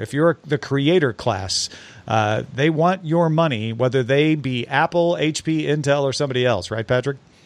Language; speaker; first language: English; native; English